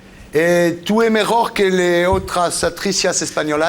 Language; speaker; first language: Spanish; non-native, learner; French